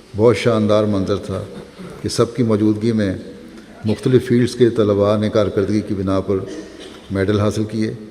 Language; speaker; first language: Urdu; native; Urdu